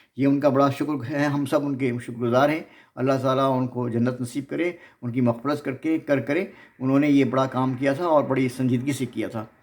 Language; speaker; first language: Urdu; native; Urdu